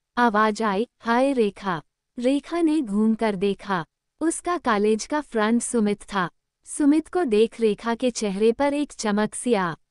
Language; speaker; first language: Hindi; native; Hindi